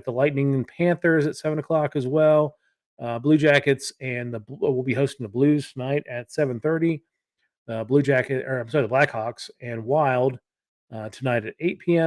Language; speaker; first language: English; native; English